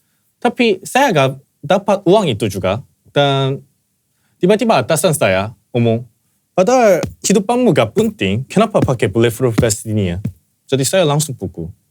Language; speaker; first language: Indonesian; non-native, fluent; Korean